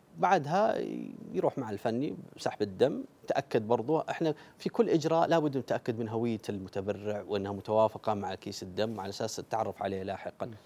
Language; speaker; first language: Arabic; native; Arabic